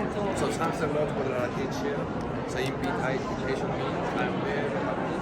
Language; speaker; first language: English; non-native, learner; Japanese